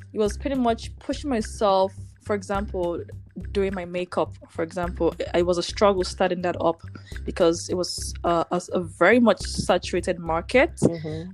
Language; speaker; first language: English; non-native, local second language; Yoruba